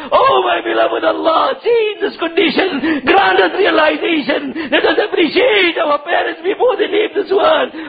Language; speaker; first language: English; non-native, local second language; Urdu